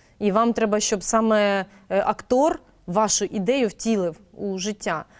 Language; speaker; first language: Ukrainian; native; Ukrainian